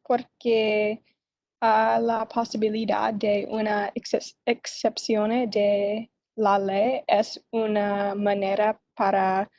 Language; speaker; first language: Spanish; non-native, learner; English